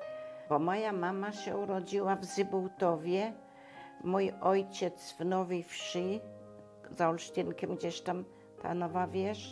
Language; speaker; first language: Polish; non-native, local second language; German